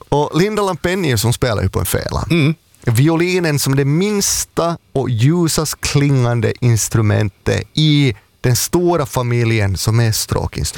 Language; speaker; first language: Swedish; native; Swedish